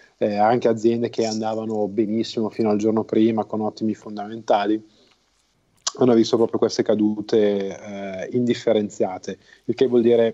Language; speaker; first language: Italian; native; Italian